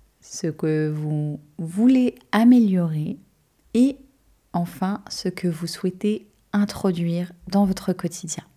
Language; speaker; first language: French; native; French